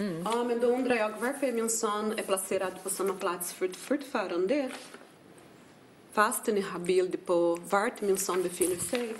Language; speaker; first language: Swedish; non-native, fluent; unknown